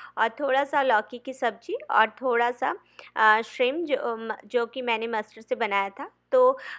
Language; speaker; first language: Hindi; non-native, local second language; Bangla